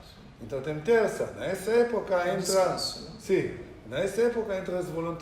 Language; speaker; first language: Portuguese; non-native, learner; Hebrew